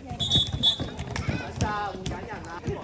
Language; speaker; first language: Cantonese; native; Cantonese